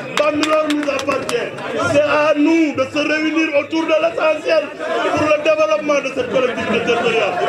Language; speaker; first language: French; non-native, local second language; Wolof